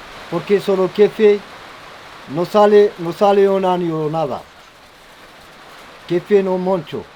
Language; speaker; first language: Spanish; non-native, learner; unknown